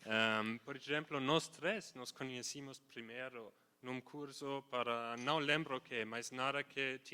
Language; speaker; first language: Portuguese; non-native, fluent; German